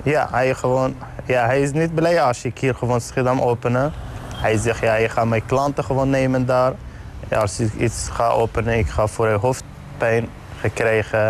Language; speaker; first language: Dutch; non-native, learner; Arabic